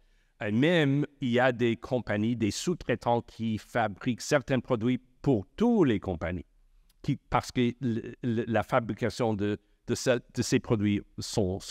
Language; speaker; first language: French; non-native, local second language; English